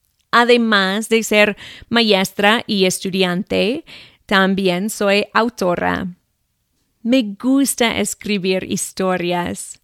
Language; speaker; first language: Spanish; non-native, fluent; English